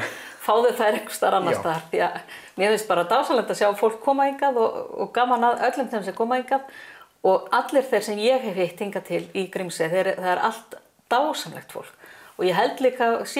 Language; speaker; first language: Icelandic; native; Icelandic